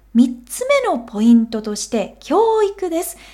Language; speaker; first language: Japanese; native; Japanese